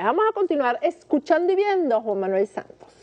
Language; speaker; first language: Spanish; native; Spanish